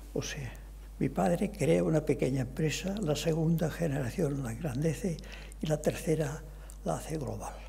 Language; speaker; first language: Spanish; non-native, local second language; Catalan